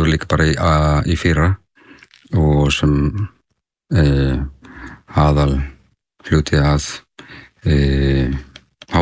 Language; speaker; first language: Icelandic; non-native, learner; Spanish